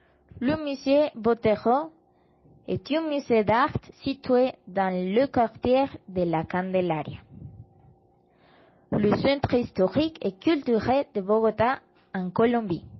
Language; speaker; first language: French; non-native, learner; Spanish